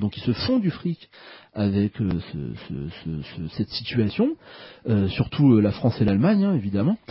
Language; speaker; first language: French; native; French